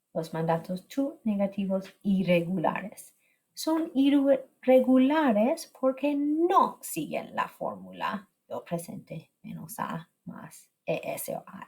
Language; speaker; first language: Spanish; non-native, fluent; English